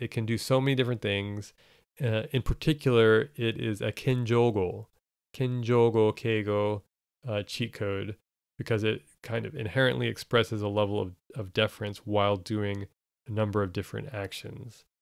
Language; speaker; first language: English; native; English